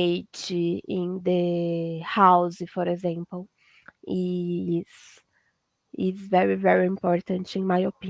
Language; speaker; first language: English; non-native, learner; Portuguese